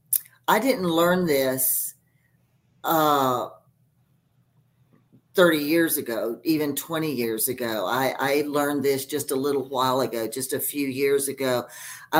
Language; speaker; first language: English; native; English